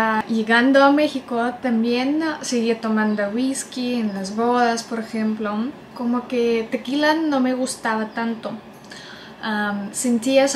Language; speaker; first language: Spanish; non-native, fluent; Russian